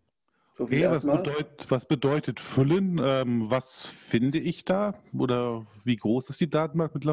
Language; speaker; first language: German; native; German